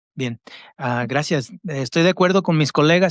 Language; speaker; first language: Spanish; early bilingual, heritage; Spanish